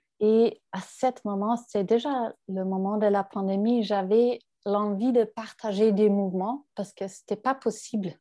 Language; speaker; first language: French; non-native, fluent; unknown